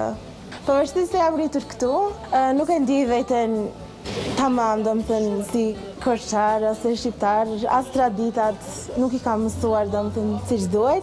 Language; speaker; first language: Albanian; early bilingual, other home language; English